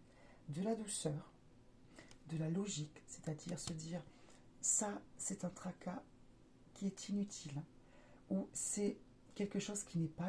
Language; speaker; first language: French; native; French